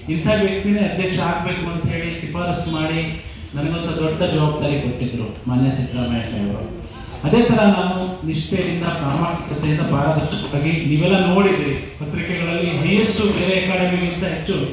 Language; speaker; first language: Kannada; non-native, local second language; Lambadi